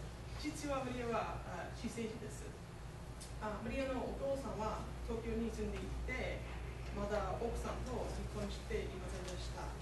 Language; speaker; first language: Japanese; non-native, learner; English